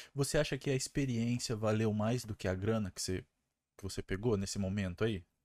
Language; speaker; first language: Portuguese; native; Portuguese